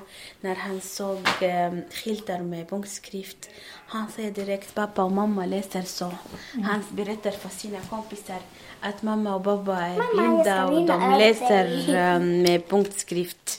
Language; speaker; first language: Swedish; non-native, learner; Arabic